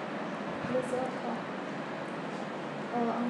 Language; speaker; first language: French; non-native, learner; Khmer